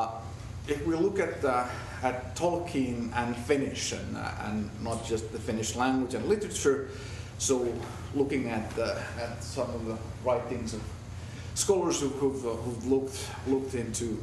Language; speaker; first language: English; non-native, fluent; Finnish